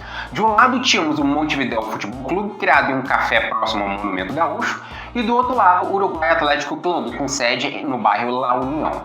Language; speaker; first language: Portuguese; native; Portuguese